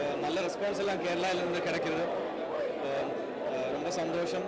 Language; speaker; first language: Tamil; non-native, learner; Malayalam